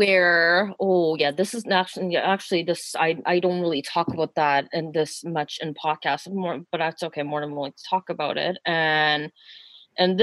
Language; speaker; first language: English; native; English